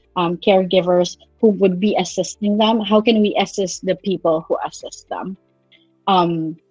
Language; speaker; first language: English; non-native, local second language; Cebuano